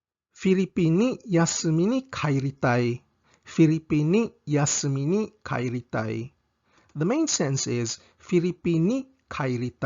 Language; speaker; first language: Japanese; non-native, fluent; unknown